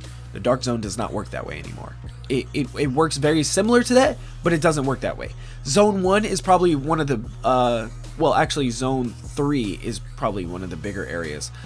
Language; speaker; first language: English; native; English